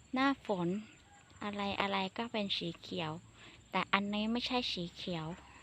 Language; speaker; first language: Thai; non-native, local second language; Hmong